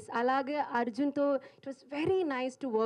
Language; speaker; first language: Telugu; non-native, learner; Malayalam